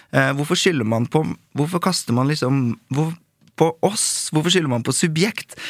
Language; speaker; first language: Norwegian; early bilingual, other home language; Korean